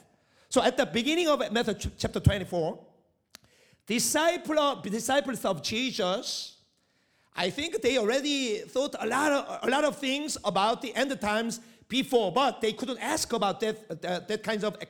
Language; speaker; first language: English; non-native, fluent; Korean